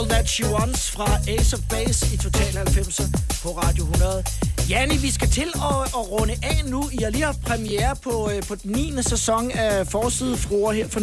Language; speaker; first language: Danish; native; Danish